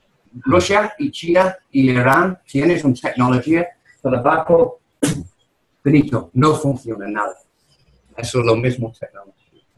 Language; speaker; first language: Spanish; non-native, learner; English